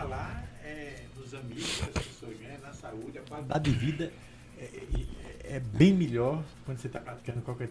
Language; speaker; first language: Portuguese; native; Portuguese